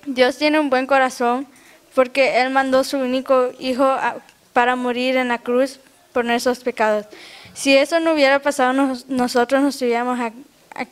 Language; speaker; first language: Spanish; early bilingual, other home language; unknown